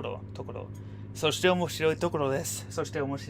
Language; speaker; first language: Japanese; non-native, learner; English